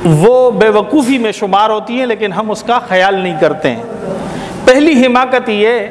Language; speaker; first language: Urdu; native; Urdu